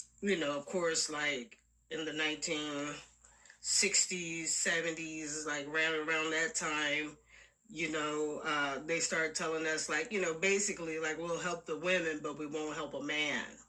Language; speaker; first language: English; native; English